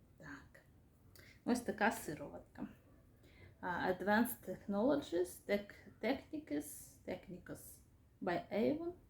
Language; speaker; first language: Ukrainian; non-native, local second language; Russian